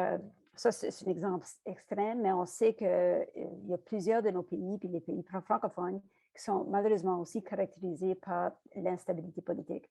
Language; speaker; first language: French; native; French